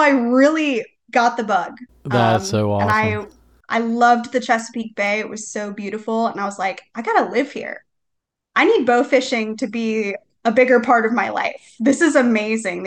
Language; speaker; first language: English; native; English